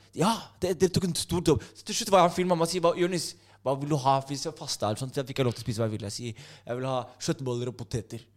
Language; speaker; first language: Norwegian; native; Norwegian